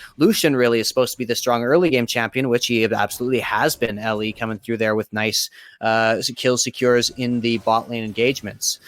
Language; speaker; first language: English; native; English